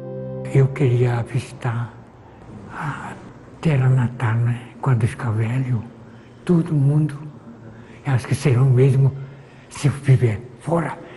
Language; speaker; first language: Portuguese; non-native, learner; Korean